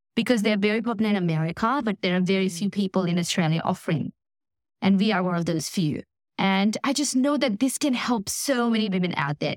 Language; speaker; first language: English; non-native, local second language; Gujarati